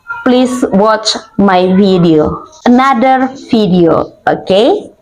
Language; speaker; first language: English; non-native, learner; Indonesian